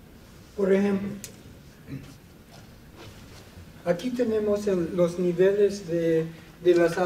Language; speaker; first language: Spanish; non-native, fluent; English